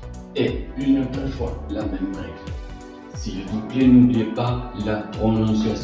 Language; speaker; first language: French; non-native, fluent; Spanish